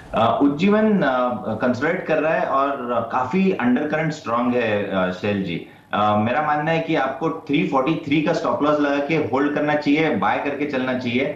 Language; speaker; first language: Hindi; non-native, local second language; Marathi